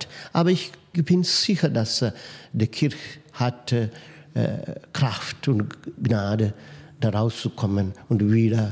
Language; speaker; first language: German; non-native, fluent; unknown